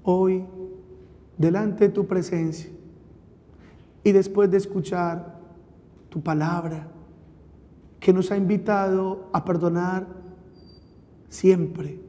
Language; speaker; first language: Spanish; native; Spanish